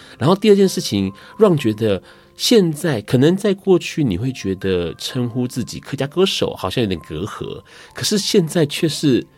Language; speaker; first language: Chinese; native; Chinese